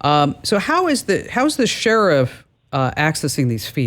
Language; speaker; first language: English; native; English